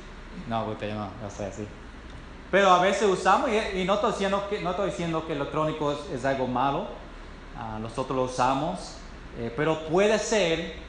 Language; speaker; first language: Spanish; non-native, fluent; English